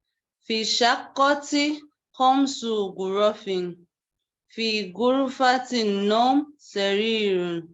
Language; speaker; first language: Arabic; non-native, learner; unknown